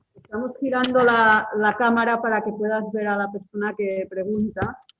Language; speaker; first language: Spanish; non-native, local second language; Catalan